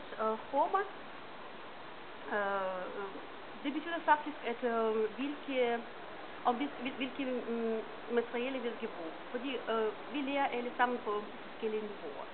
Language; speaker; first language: Danish; non-native, fluent; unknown